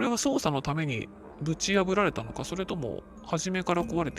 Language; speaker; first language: Japanese; native; Japanese